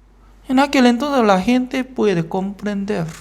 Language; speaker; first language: Spanish; non-native, fluent; Korean